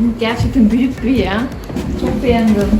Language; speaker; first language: Turkish; non-native, learner; German